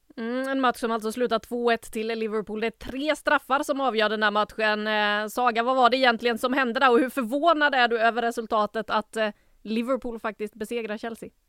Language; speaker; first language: Swedish; native; Swedish